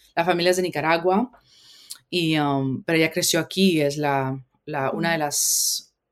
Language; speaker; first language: Spanish; early bilingual, heritage; Spanish